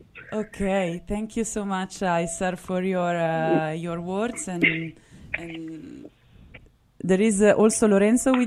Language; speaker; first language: English; non-native, fluent; Italian